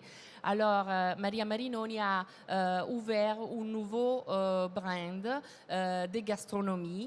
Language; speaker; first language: French; non-native, fluent; Italian